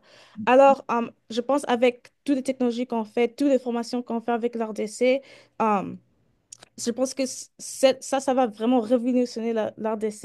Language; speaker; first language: French; early bilingual, heritage; French